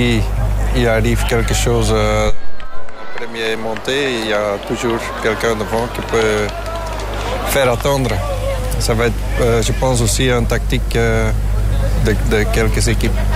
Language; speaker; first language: French; non-native, fluent; Dutch